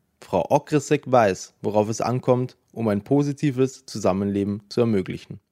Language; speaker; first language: German; native; German